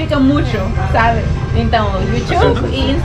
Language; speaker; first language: Portuguese; early bilingual, heritage; Portuguese